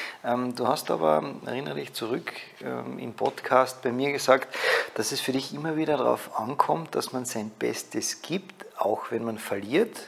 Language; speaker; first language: German; native; German